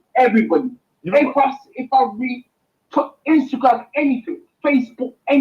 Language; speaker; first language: English; native; English